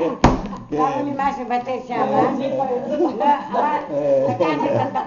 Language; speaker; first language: Hebrew; non-native, learner; Arabic